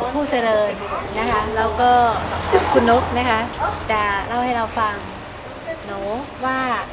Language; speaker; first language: Thai; native; Thai